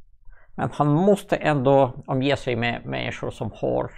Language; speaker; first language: Swedish; non-native, fluent; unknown